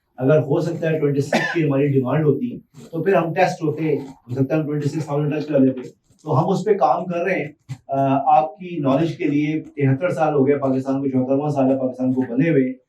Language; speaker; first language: Urdu; non-native, local second language; Punjabi